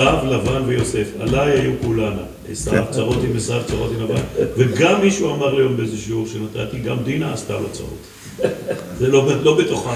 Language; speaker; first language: Hebrew; native; Hebrew